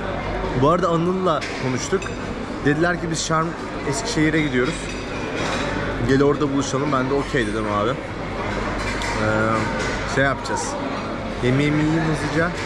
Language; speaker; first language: Turkish; native; Turkish